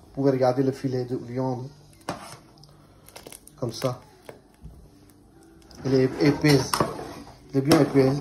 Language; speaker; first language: French; non-native, learner; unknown